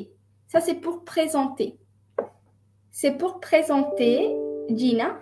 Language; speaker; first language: French; non-native, fluent; Spanish